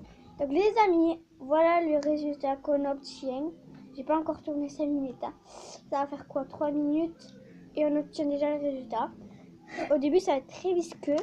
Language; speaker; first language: French; native; French